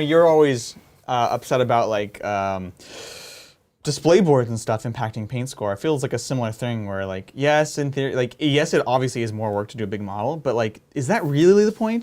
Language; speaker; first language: English; native; English